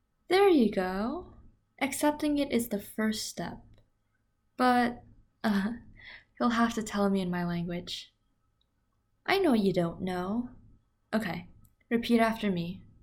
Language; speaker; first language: English; early bilingual, other home language; Korean